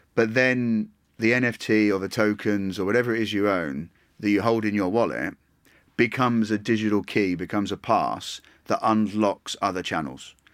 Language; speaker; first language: English; native; English